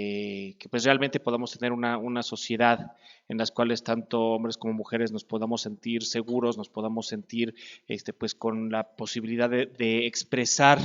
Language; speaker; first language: Spanish; native; Spanish